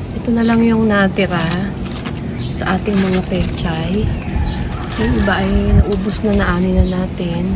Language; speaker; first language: Filipino; native; Filipino